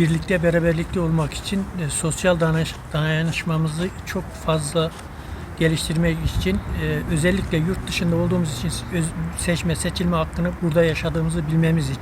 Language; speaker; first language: Turkish; native; Turkish